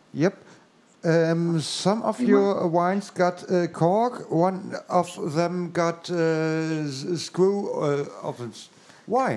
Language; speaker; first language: English; non-native, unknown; German